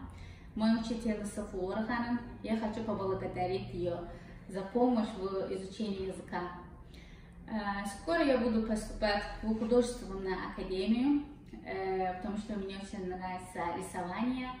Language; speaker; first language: Russian; non-native, learner; Azerbaijani